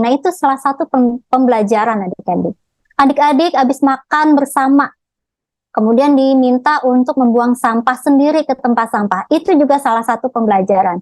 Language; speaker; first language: Indonesian; native; Indonesian